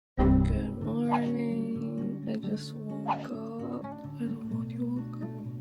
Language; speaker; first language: English; non-native, learner; Chinese